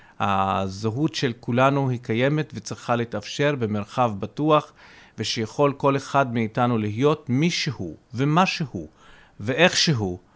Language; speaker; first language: Hebrew; non-native, local second language; Arabic